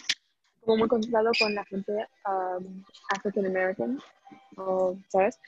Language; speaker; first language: Spanish; early bilingual, heritage; Spanish